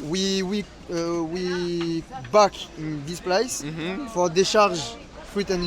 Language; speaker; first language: English; non-native, learner; French